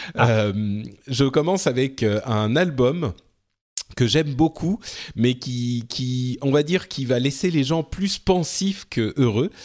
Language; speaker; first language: French; native; French